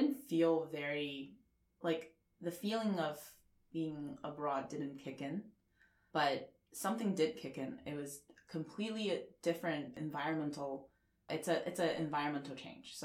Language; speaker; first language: English; non-native, fluent; Chinese